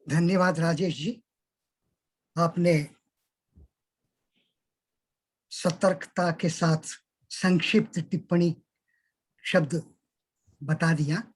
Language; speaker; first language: Hindi; native; Hindi